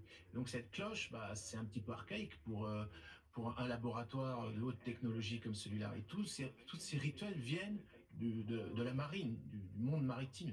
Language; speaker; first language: French; native; French